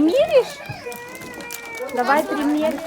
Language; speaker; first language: Russian; non-native, local second language; Yakut